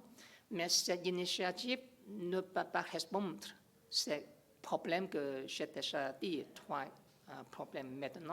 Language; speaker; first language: French; non-native, learner; English